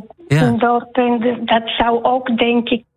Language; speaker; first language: Dutch; non-native, learner; Polish